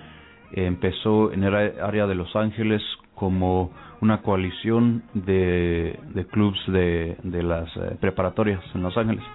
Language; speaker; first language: Spanish; early bilingual, heritage; Spanish